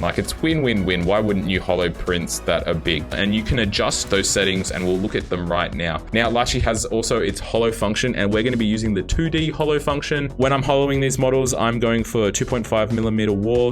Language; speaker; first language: English; native; English